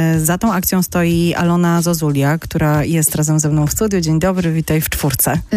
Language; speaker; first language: Polish; native; Polish